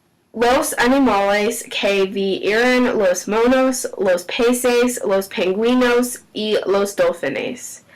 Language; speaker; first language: Spanish; non-native, learner; English